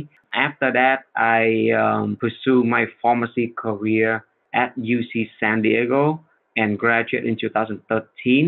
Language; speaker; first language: English; non-native, fluent; Vietnamese